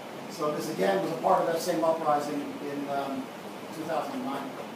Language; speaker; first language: English; native; English